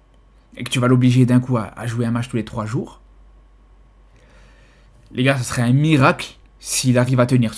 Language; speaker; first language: French; native; French